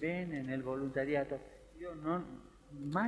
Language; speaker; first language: Italian; non-native, fluent; Spanish